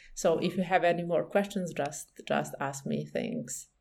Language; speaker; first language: English; non-native, fluent; Serbian